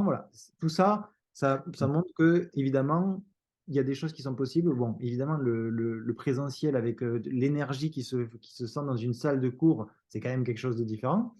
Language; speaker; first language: French; native; French